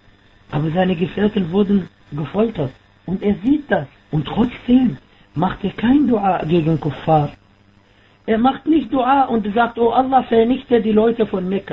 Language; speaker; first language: German; non-native, fluent; Arabic